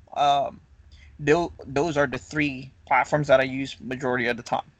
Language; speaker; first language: English; non-native, local second language; Filipino